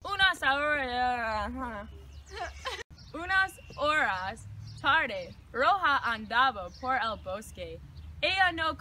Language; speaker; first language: Spanish; non-native, learner; English